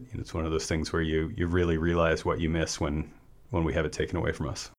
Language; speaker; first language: English; native; English